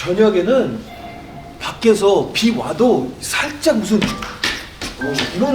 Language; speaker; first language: Korean; early bilingual, heritage; Korean